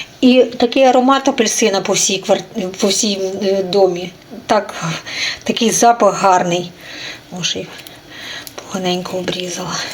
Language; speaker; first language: Ukrainian; native; Ukrainian